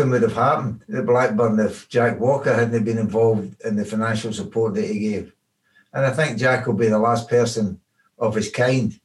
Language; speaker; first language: English; native; English